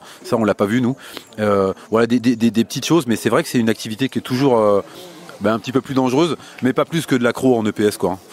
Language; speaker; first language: French; native; French